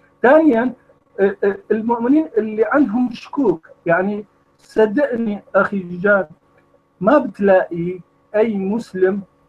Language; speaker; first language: Arabic; non-native, fluent; Kurdish